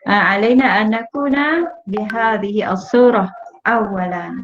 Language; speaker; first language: Arabic; non-native, fluent; Malay